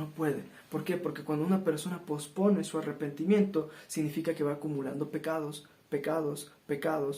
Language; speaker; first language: Spanish; native; Spanish